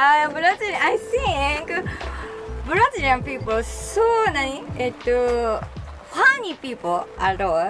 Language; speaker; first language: English; non-native, learner; Japanese